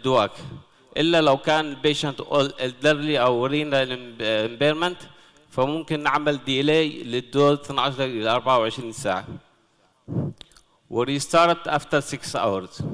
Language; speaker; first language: Arabic; native; Arabic